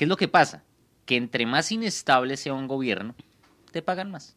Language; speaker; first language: Spanish; native; Spanish